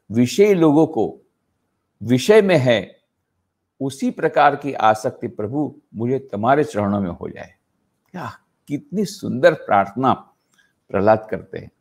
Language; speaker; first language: Hindi; non-native, local second language; Gujarati